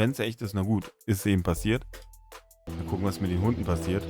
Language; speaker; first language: German; native; German